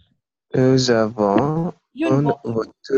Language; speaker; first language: French; non-native, learner; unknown